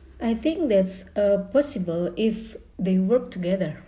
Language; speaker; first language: English; non-native, learner; Indonesian